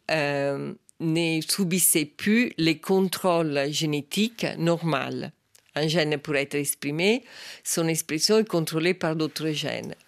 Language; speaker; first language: French; non-native, fluent; Italian